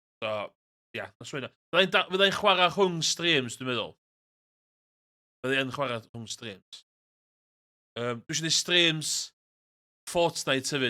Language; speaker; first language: Welsh; non-native, learner; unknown